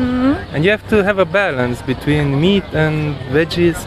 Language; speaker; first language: English; non-native, fluent; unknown